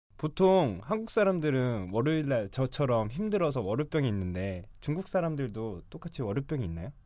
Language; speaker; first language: Korean; native; Korean